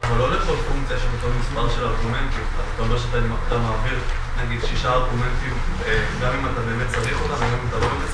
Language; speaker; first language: Hebrew; native; Hebrew